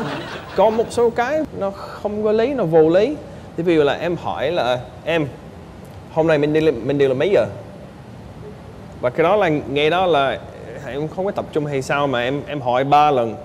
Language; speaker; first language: Vietnamese; non-native, fluent; English